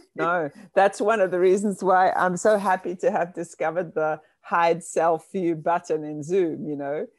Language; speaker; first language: English; native; English